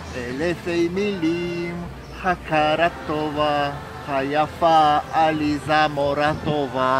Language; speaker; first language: Hebrew; non-native, learner; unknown